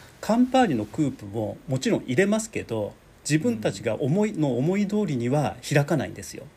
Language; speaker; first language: Japanese; native; Japanese